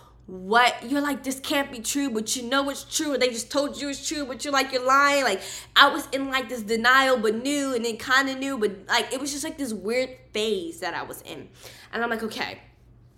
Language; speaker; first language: English; native; English